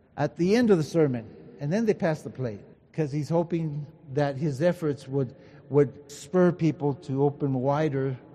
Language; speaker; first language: English; early bilingual, other home language; Spanish